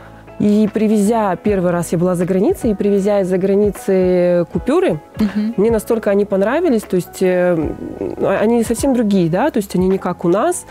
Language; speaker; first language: Russian; native; Russian